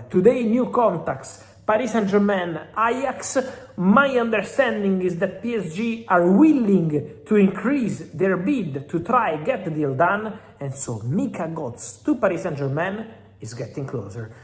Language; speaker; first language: English; non-native, fluent; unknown